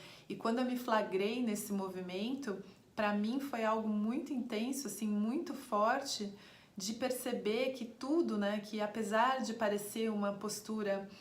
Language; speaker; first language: Portuguese; native; Portuguese